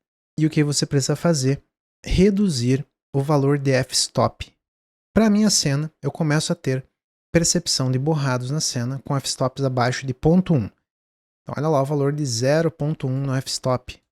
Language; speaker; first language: Portuguese; native; Portuguese